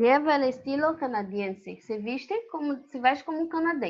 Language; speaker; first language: Spanish; non-native, fluent; Portuguese